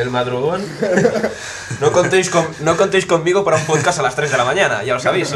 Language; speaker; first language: Spanish; native; Spanish